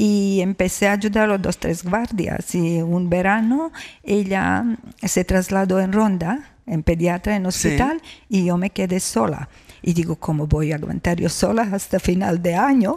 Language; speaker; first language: Spanish; non-native, fluent; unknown